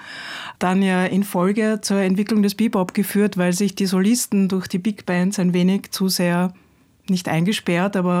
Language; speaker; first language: German; native; German